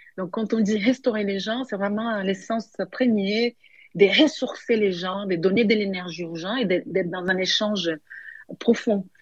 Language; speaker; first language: French; non-native, fluent; Portuguese